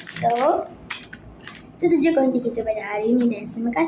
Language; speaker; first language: Malay; native; Malay